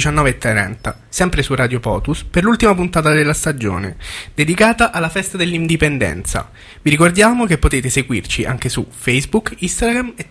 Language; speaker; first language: Italian; native; Italian